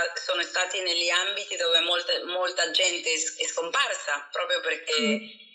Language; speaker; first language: Italian; non-native, fluent; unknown